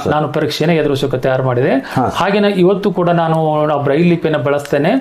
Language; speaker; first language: Kannada; native; Kannada